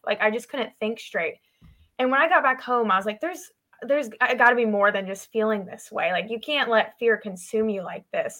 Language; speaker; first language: English; native; English